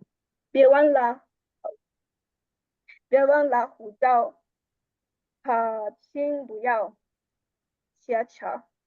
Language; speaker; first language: Chinese; non-native, learner; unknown